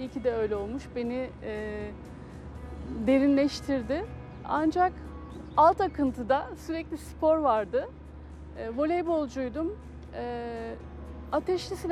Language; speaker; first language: Turkish; native; Turkish